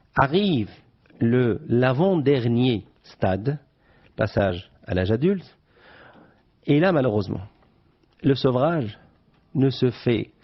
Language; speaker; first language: French; non-native, local second language; Arabic